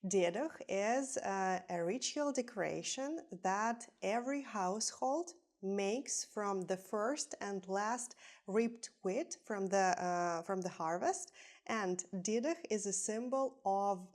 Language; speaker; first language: English; non-native, fluent; Ukrainian